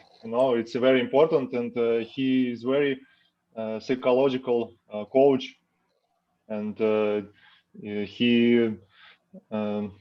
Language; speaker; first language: English; non-native, learner; Russian